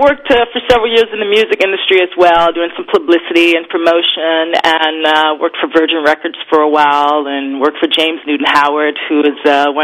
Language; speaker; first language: English; native; English